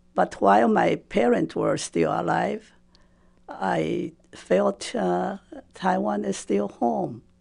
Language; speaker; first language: English; non-native, fluent; Japanese